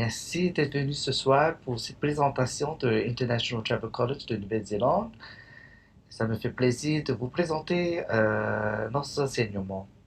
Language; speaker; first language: French; non-native, fluent; English